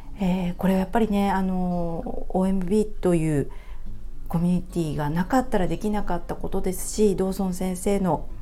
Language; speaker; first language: Japanese; native; Japanese